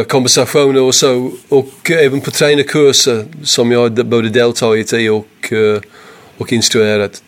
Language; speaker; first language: Swedish; non-native, fluent; English